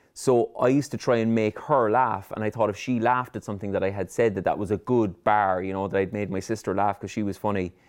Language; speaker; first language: English; native; English